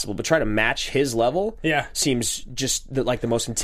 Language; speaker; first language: English; native; English